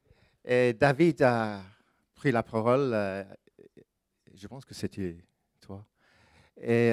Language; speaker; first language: French; non-native, fluent; English